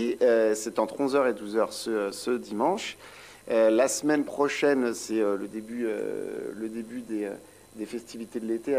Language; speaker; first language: French; native; French